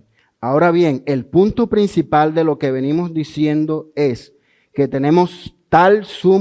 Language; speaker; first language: Spanish; native; Spanish